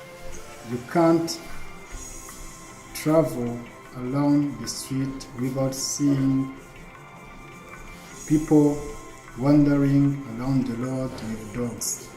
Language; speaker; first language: English; non-native, learner; Kinyarwanda